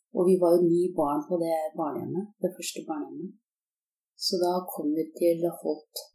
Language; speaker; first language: Norwegian; early bilingual, other home language; Korean